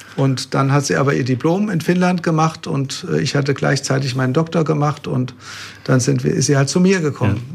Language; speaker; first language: German; native; German